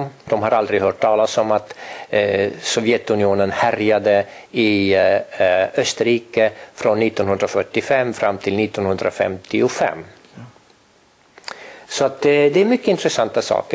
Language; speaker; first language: Swedish; non-native, fluent; Estonian